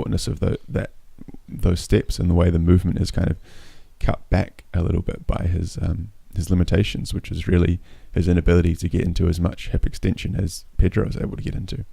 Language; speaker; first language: English; native; English